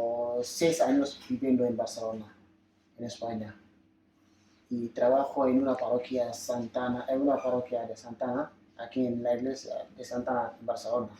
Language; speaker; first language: Spanish; non-native, fluent; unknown